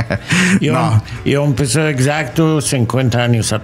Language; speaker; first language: Spanish; non-native, learner; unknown